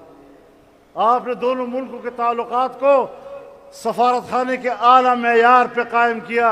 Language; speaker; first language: Urdu; non-native, local second language; Pashto